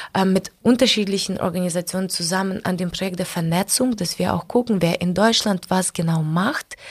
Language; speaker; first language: German; non-native, fluent; Ukrainian